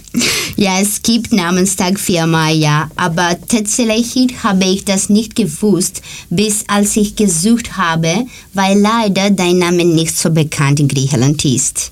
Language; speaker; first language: German; non-native, learner; Greek